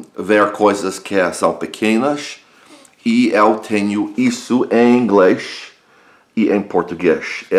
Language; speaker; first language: Portuguese; non-native, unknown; English